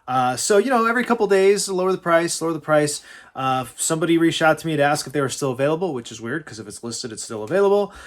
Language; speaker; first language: English; native; English